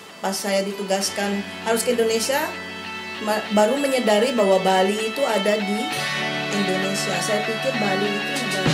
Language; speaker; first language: Indonesian; non-native, fluent; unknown